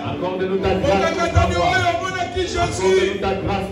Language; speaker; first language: French; non-native, local second language; Lingala